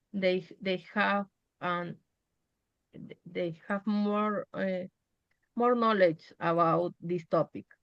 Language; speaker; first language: English; non-native, learner; Spanish